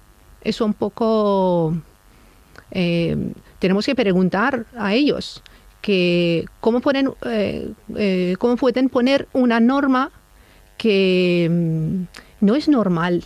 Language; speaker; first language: Spanish; non-native, fluent; Persian